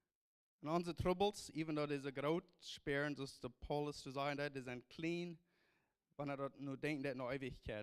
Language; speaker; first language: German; non-native, learner; Plautdietsch